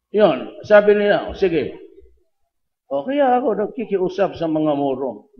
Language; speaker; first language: Filipino; non-native, local second language; Cebuano